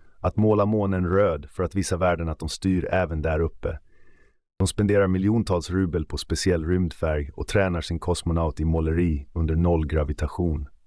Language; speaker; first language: Swedish; native; Swedish